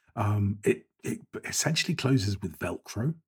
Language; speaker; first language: English; native; English